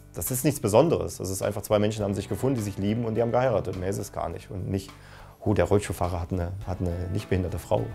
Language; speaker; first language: German; native; German